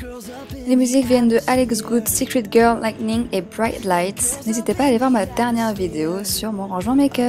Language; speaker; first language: French; native; French